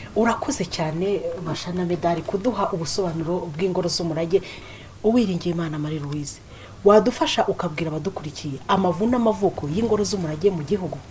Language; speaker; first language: Kinyarwanda; native; Kinyarwanda